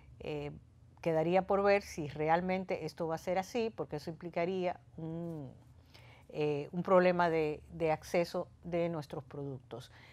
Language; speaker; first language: Spanish; native; Spanish